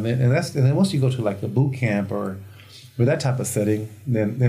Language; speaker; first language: English; early bilingual, other home language; Spanish